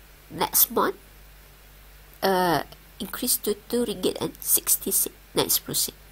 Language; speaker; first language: English; non-native, local second language; Malay